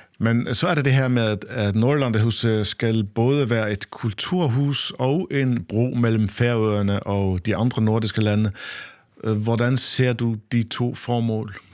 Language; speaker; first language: Danish; non-native, local second language; Faroese